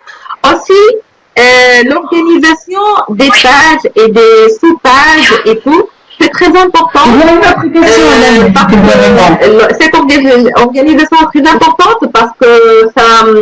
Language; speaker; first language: French; non-native, local second language; Arabic